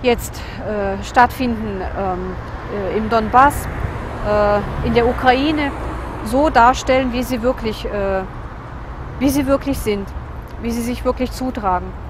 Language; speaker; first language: German; non-native, fluent; Russian